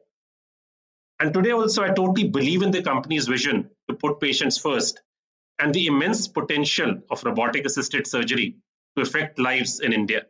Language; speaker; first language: English; non-native, local second language; Punjabi